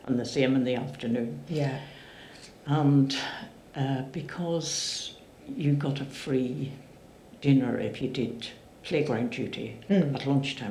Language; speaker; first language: English; native; English